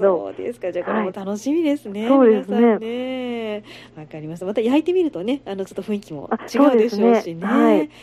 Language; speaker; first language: Japanese; native; Japanese